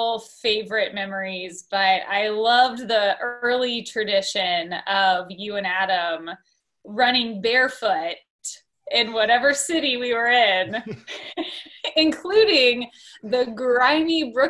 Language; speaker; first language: English; native; English